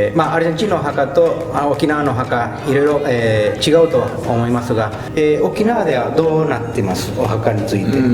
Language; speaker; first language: Japanese; early bilingual, heritage; Spanish